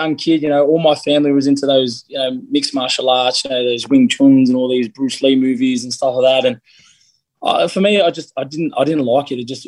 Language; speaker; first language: English; native; English